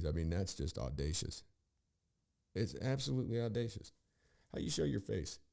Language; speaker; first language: English; native; English